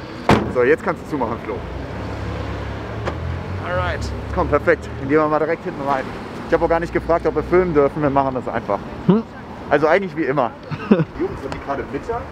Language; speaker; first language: German; native; German